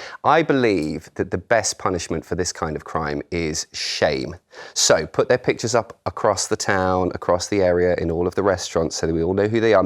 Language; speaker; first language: English; native; English